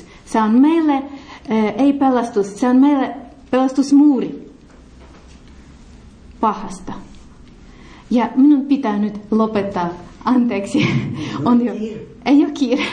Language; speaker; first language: Finnish; non-native, learner; Russian